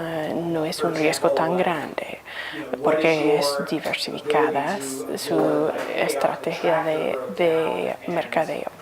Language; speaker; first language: Spanish; non-native, fluent; English